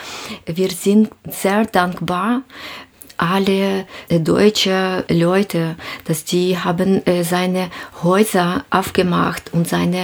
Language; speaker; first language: German; non-native, learner; Ukrainian